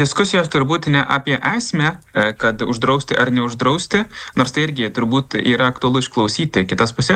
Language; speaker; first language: Lithuanian; native; Lithuanian